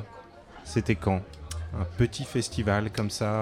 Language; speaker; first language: French; native; French